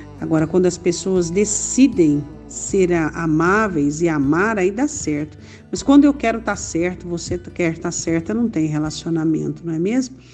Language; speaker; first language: Portuguese; native; Portuguese